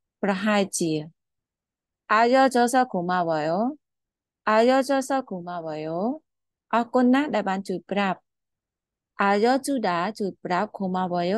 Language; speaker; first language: Korean; non-native, fluent; Khmer